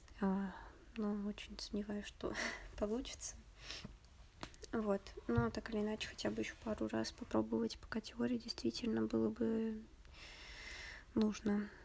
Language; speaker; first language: Russian; native; Russian